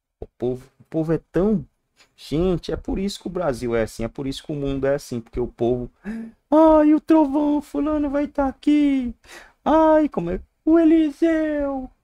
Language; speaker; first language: Portuguese; native; Portuguese